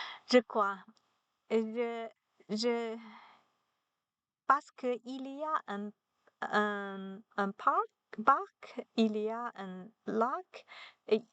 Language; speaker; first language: French; non-native, learner; Chinese